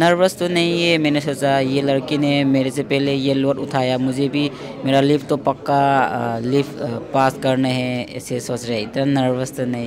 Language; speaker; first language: Hindi; non-native, local second language; Manipuri